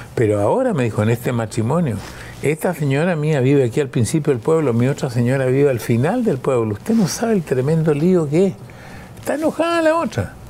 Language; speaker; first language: Spanish; early bilingual, other home language; German